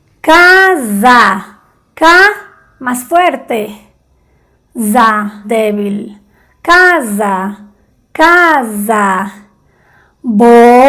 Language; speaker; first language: Spanish; non-native, fluent; Portuguese